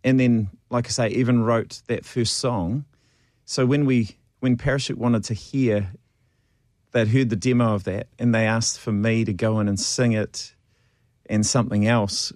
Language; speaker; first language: English; native; English